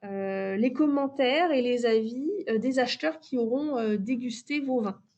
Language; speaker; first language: French; native; French